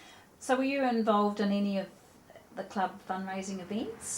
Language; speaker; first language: English; native; English